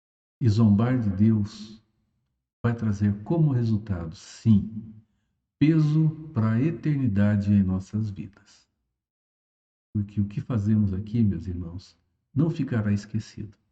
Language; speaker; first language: Portuguese; native; Portuguese